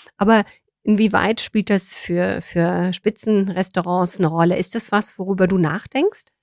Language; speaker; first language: German; native; German